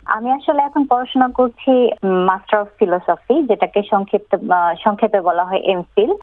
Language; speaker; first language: Bangla; native; Bangla